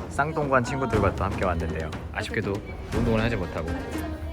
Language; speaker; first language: Korean; native; Korean